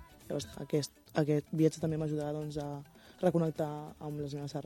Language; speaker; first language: Catalan; early bilingual, other home language; Wolof